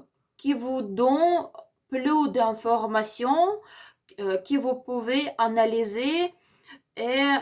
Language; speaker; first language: French; non-native, learner; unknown